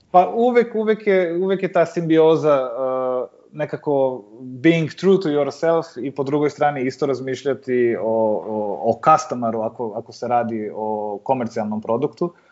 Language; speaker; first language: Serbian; early bilingual, heritage; Serbian